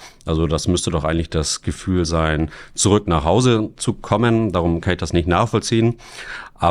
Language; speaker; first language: German; native; German